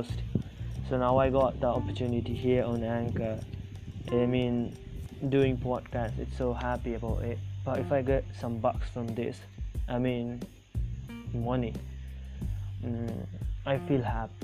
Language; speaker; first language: English; non-native, local second language; Tamil